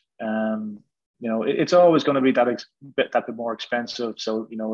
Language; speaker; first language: English; native; English